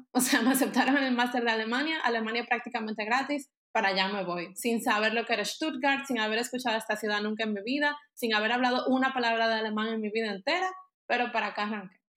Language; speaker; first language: Spanish; native; Spanish